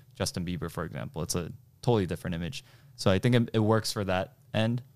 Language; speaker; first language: English; early bilingual, other home language; Korean